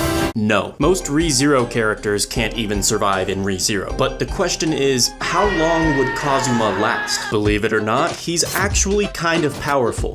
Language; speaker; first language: English; native; English